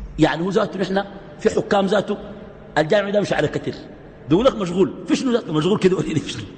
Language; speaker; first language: Arabic; native; Arabic